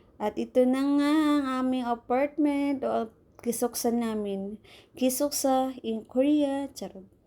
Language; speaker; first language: Filipino; native; Filipino